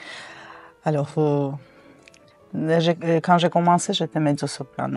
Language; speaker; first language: French; non-native, fluent; Armenian